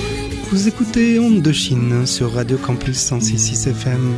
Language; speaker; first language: French; native; French